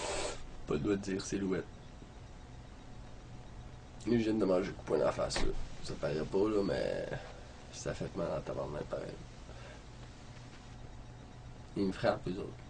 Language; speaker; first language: French; native; French